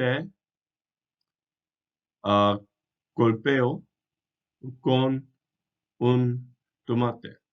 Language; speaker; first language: Spanish; non-native, fluent; English